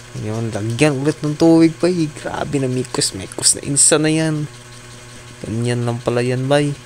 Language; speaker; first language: Filipino; non-native, local second language; Cebuano